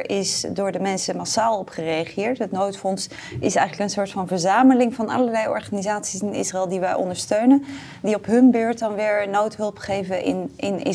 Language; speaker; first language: Dutch; native; Dutch